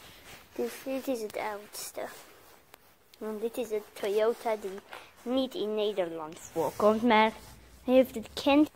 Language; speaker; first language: Dutch; non-native, learner; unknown